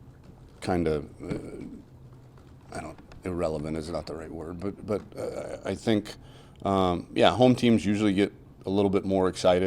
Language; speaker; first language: English; native; English